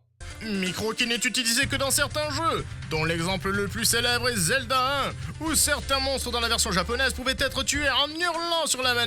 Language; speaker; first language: French; native; French